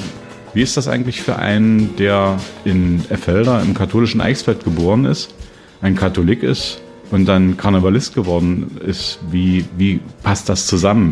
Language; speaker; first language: German; native; German